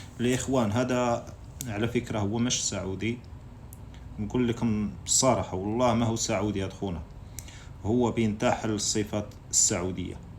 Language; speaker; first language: Arabic; native; Arabic